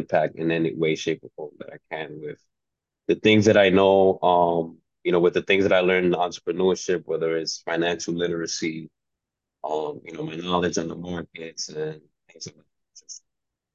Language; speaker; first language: English; early bilingual, other home language; Spanish